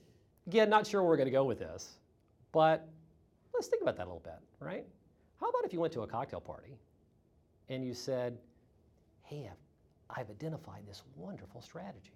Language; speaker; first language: English; native; English